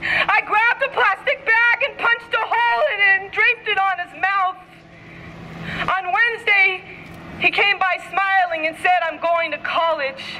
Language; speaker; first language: English; native; English